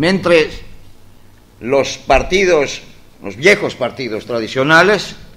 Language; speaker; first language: Spanish; non-native, fluent; Greek